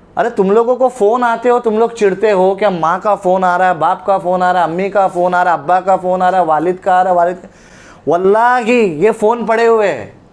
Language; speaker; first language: Hindi; non-native, local second language; Urdu